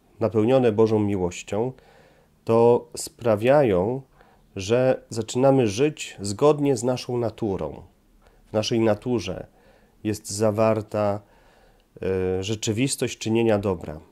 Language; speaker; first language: Polish; native; Polish